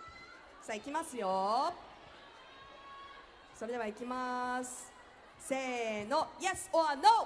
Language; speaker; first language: Japanese; native; Japanese